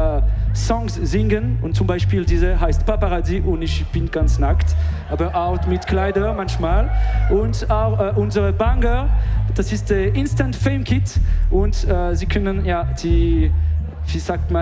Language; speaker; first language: German; non-native, learner; French